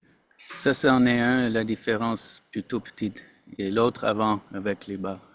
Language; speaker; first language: French; non-native, fluent; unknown